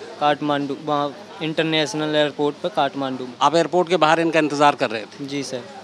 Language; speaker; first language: Hindi; native; Hindi